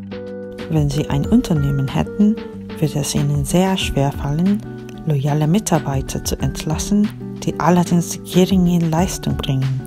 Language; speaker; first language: German; non-native, fluent; Korean